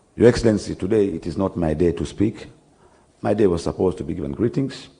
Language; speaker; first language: English; non-native, local second language; Swahili